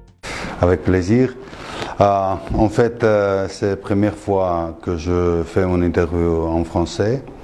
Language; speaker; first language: French; non-native, fluent; Georgian